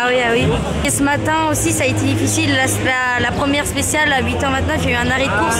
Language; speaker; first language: French; native; French